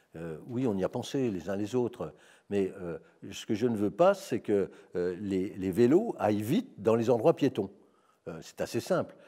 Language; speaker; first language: French; native; French